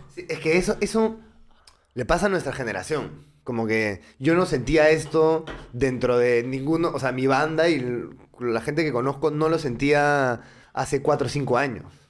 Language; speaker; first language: Spanish; native; Spanish